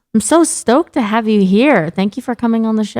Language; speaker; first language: English; native; English